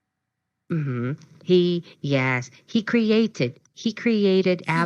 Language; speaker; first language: English; non-native, fluent; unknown